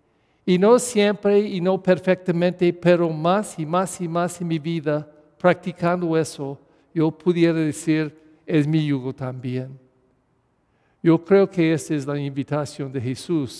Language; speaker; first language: Spanish; non-native, fluent; English